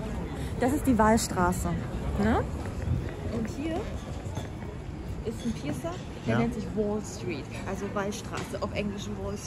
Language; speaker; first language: German; native; German